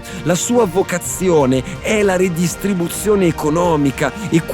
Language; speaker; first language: Italian; native; Italian